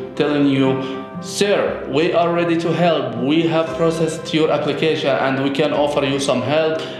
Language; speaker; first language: English; non-native, fluent; Arabic